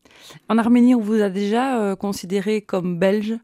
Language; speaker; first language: French; native; French